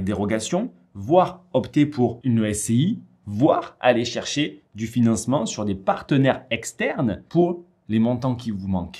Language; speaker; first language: French; native; French